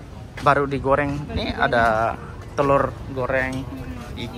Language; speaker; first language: Indonesian; native; Indonesian